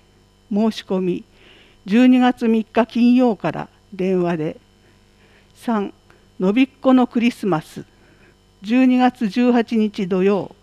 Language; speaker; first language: Japanese; native; Japanese